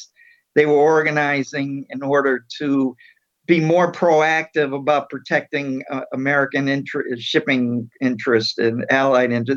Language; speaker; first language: English; native; English